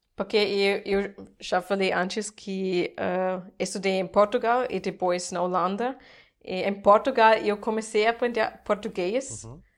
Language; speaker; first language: English; non-native, fluent; German